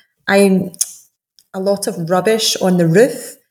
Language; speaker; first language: English; native; English